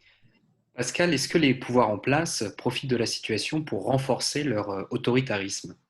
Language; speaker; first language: French; native; French